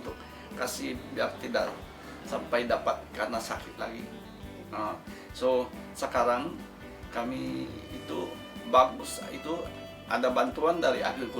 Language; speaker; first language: Indonesian; non-native, local second language; Tetum